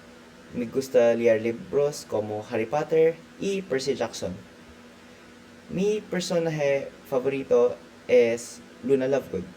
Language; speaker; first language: Spanish; non-native, learner; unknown